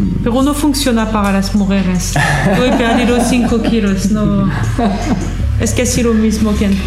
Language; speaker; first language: Spanish; non-native, fluent; French